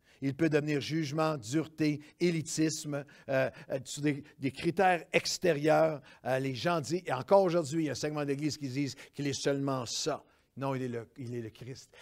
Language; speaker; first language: French; native; French